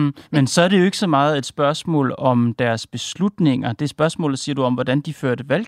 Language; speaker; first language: Danish; native; Danish